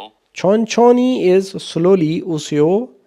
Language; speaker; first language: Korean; non-native, fluent; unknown